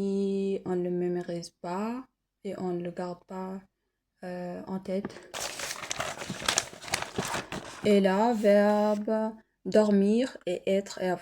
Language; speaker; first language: French; non-native, learner; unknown